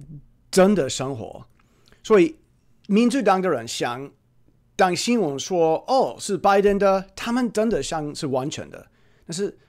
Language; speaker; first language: Chinese; non-native, fluent; English